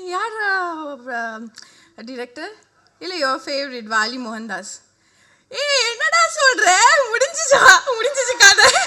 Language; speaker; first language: Tamil; non-native, fluent; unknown